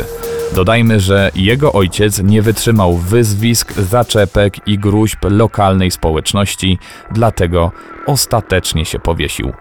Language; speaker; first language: Polish; native; Polish